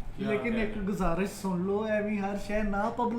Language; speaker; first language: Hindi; non-native, local second language; Punjabi